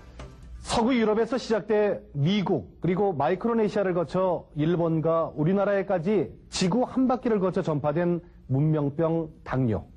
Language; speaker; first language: Korean; native; Korean